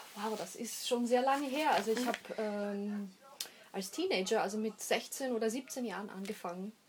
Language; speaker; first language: German; native; German